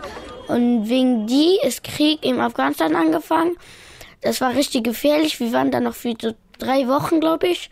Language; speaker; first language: German; early bilingual, other home language; Pashto